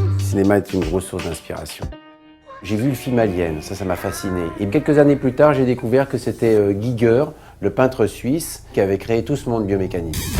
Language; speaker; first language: French; native; French